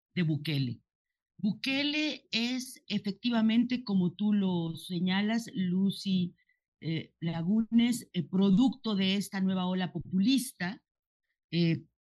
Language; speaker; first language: Spanish; native; Spanish